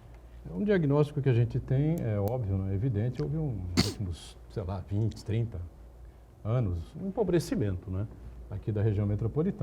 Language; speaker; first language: Portuguese; native; Portuguese